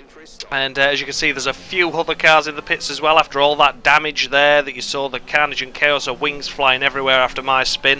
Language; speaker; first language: English; native; English